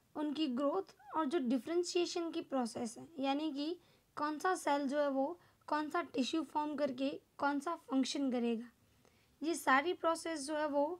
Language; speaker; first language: Hindi; non-native, local second language; Gujarati